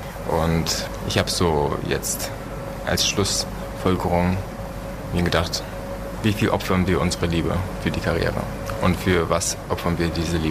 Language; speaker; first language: German; early bilingual, other home language; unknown